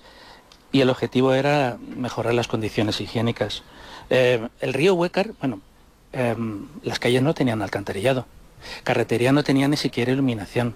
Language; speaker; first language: Spanish; native; Spanish